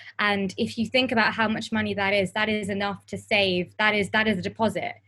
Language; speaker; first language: English; native; English